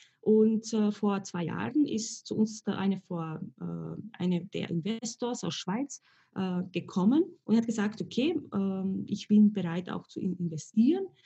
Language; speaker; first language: German; non-native, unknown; Slovenian